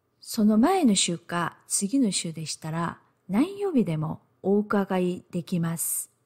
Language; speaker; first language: Japanese; non-native, fluent; Korean